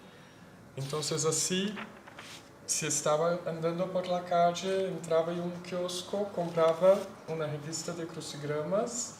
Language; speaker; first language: Spanish; non-native, fluent; Portuguese